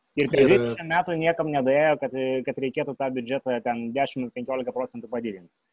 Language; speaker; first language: Lithuanian; native; Lithuanian